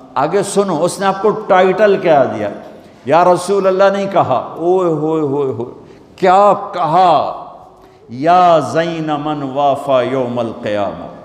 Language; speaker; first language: Urdu; non-native, local second language; Punjabi